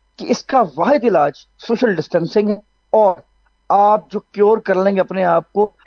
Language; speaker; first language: Urdu; non-native, local second language; Saraiki